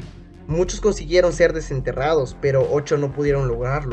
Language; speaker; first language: Spanish; native; Spanish